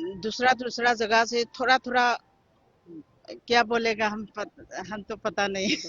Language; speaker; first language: Hindi; non-native, local second language; Manipuri